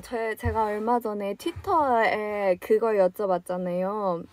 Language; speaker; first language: Korean; early bilingual, other home language; English